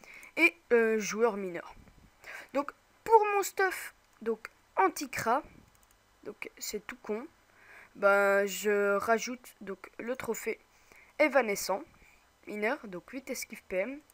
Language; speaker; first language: French; native; French